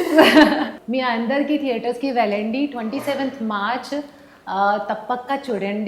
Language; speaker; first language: Telugu; non-native, learner; Hindi